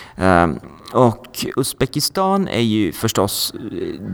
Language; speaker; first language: Swedish; non-native, fluent; Norwegian